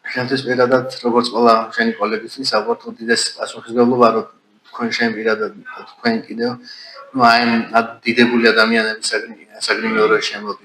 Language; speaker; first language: Georgian; native; Georgian